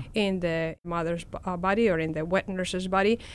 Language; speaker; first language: English; non-native, fluent; Spanish